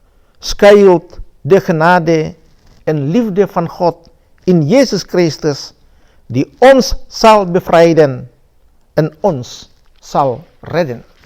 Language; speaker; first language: Dutch; non-native, fluent; Indonesian